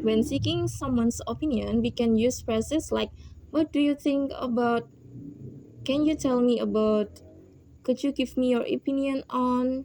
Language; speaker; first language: English; non-native, learner; Indonesian